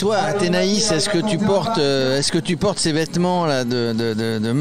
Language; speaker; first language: French; native; French